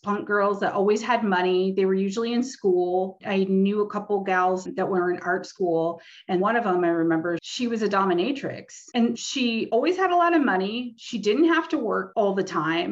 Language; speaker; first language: English; native; English